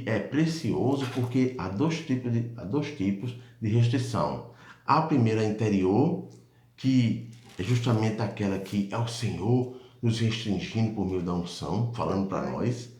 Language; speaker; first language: Portuguese; native; Portuguese